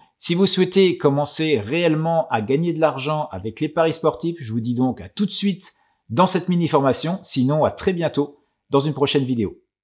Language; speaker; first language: French; native; French